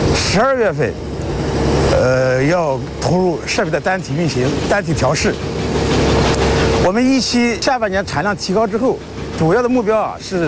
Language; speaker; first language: Chinese; native; Chinese